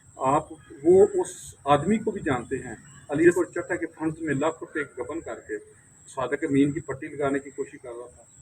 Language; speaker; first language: Urdu; non-native, local second language; Punjabi